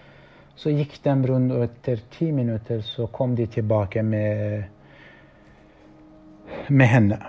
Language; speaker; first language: Norwegian; non-native, fluent; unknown